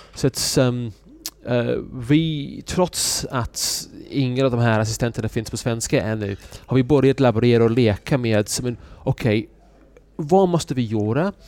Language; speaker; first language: Swedish; non-native, fluent; English